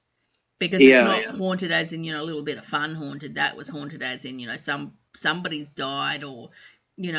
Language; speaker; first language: English; native; English